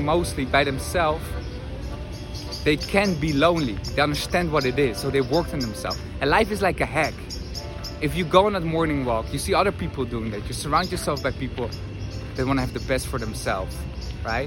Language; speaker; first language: English; non-native, fluent; Dutch